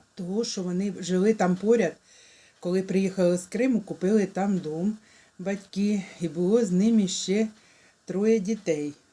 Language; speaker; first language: Ukrainian; native; Ukrainian